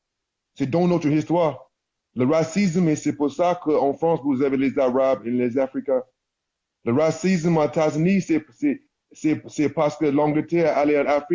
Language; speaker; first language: French; non-native, learner; English